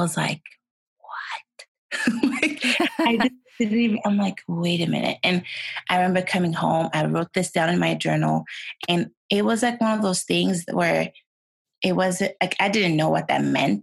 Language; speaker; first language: English; non-native, fluent; Swedish